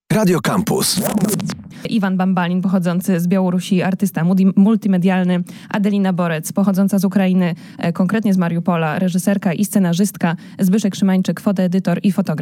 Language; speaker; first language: Polish; native; Polish